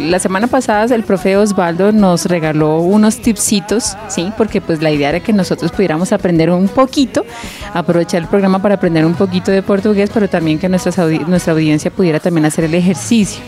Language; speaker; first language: Spanish; native; Spanish